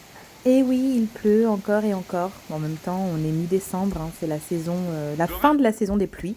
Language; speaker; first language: French; native; French